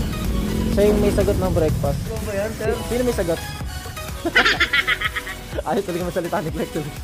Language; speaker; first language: Filipino; native; Filipino